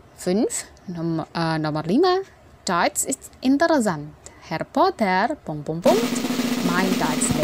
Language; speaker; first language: German; non-native, fluent; Indonesian